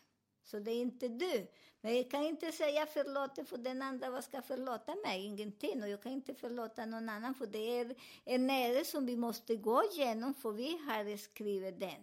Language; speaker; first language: Swedish; non-native, learner; Spanish